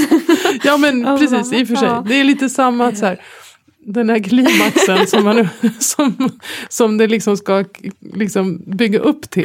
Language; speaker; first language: Swedish; native; Swedish